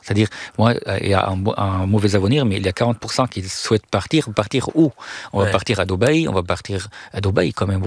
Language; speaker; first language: French; non-native, fluent; Arabic